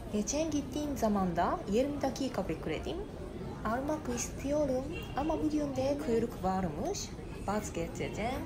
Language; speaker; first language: Turkish; non-native, learner; Japanese